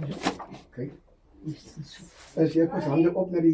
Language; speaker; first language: Afrikaans; native; Afrikaans